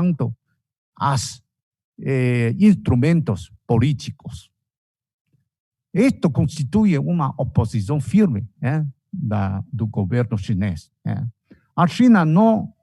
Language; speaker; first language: Portuguese; non-native, fluent; Chinese